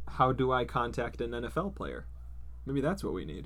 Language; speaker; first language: English; native; English